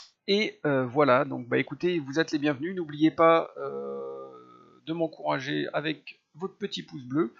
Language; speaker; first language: French; native; French